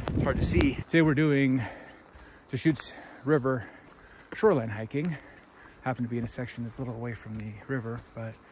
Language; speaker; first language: English; native; English